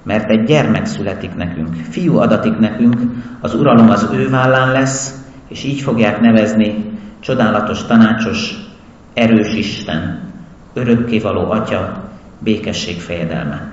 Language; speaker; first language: Hungarian; native; Hungarian